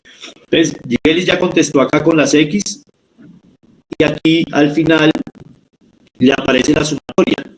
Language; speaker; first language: Spanish; native; Spanish